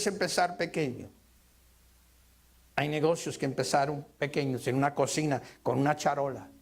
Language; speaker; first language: Spanish; early bilingual, heritage; Spanish